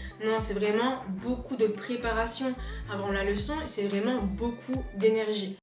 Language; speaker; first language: French; native; French